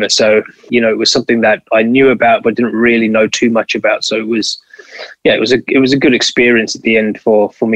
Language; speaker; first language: English; native; English